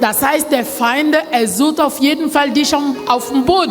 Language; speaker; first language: German; non-native, learner; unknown